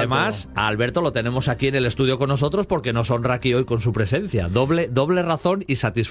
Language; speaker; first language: Spanish; native; Spanish